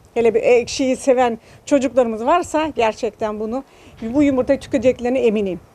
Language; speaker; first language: Turkish; native; Turkish